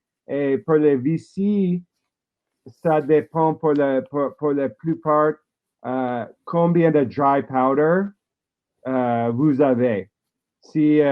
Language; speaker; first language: French; non-native, learner; English